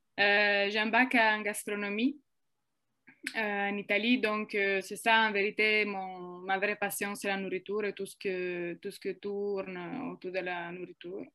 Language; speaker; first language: French; non-native, fluent; Italian